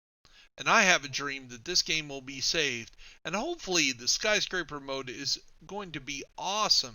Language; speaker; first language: English; native; English